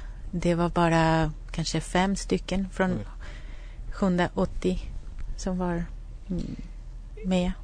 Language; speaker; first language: Swedish; non-native, fluent; Spanish